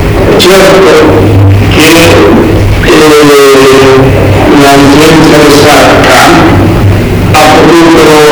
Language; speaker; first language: Italian; non-native, learner; Spanish